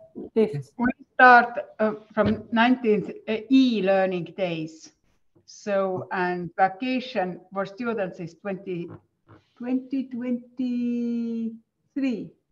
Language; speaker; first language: English; non-native, learner; Estonian